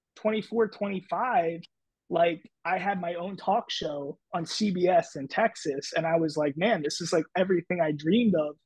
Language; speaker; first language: English; native; English